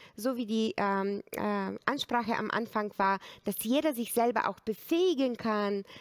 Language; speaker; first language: German; non-native, fluent; Bulgarian